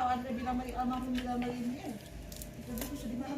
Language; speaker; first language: Indonesian; native; Indonesian